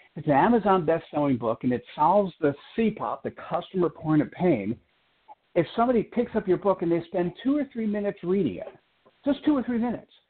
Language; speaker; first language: English; native; English